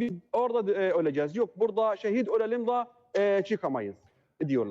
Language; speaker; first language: Turkish; non-native, learner; Arabic